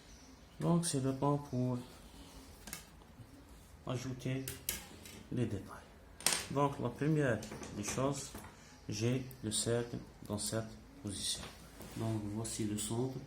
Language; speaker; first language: French; non-native, local second language; Arabic